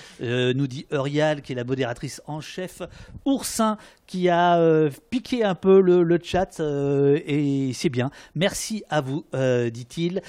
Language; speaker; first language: French; native; French